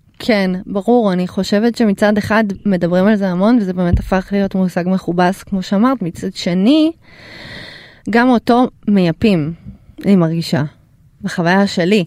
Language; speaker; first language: Hebrew; early bilingual, other home language; Russian